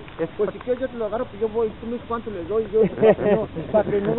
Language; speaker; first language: Spanish; native; Spanish